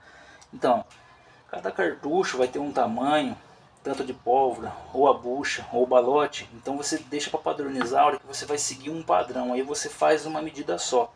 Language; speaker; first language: Portuguese; native; Portuguese